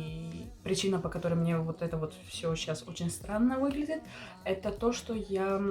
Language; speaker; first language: Russian; early bilingual, heritage; Russian